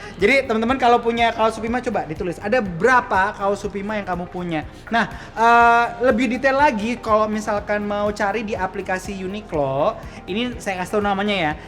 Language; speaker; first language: Indonesian; native; Indonesian